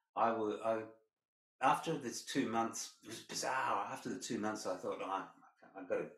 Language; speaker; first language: English; native; English